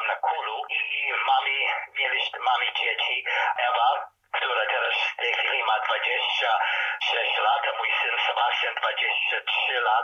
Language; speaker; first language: Polish; early bilingual, heritage; Polish